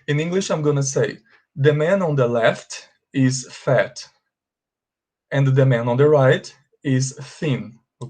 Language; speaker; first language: English; non-native, fluent; Portuguese